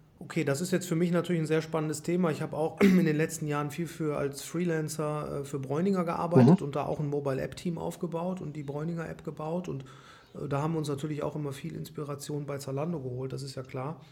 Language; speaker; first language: German; native; German